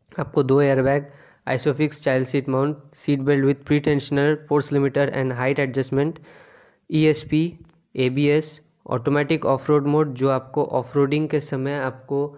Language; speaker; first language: Hindi; native; Hindi